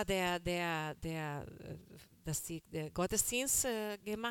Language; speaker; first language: German; non-native, learner; Portuguese